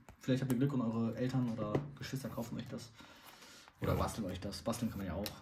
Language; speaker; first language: German; early bilingual, other home language; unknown